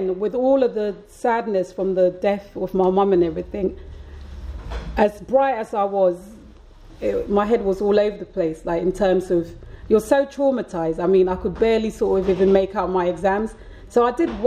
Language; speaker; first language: English; early bilingual, other home language; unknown